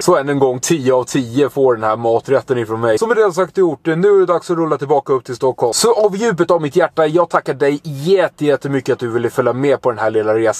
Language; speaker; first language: Swedish; native; Swedish